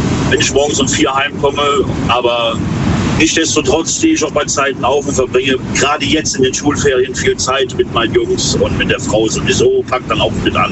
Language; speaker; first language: German; native; German